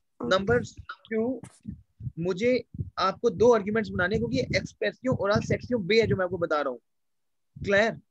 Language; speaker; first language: Hindi; native; Hindi